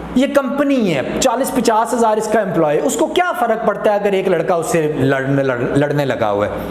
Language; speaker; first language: Urdu; non-native, local second language; Punjabi